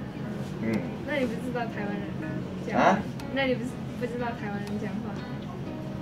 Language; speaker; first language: Chinese; early bilingual, heritage; Indonesian